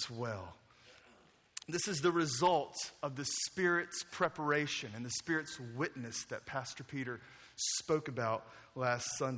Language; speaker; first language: English; native; English